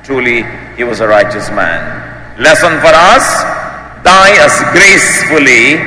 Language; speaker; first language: English; non-native, local second language; Filipino